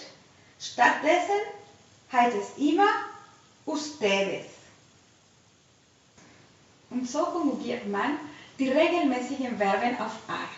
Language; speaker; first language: German; non-native, fluent; Spanish